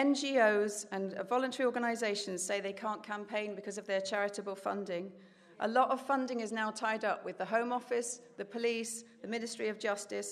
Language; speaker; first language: English; native; English